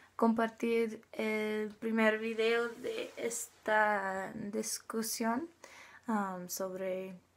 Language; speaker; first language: Spanish; non-native, learner; English